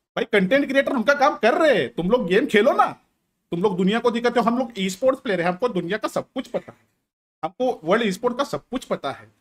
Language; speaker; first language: Hindi; native; Hindi